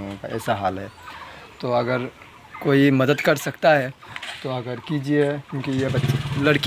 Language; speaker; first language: Hindi; non-native, local second language; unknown